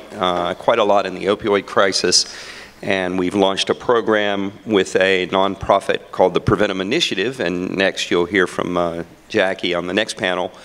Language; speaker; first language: English; native; English